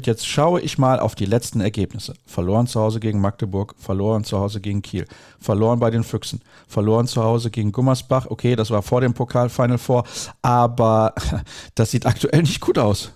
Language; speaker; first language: German; native; German